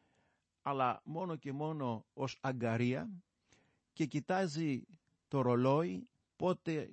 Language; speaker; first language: Greek; native; Greek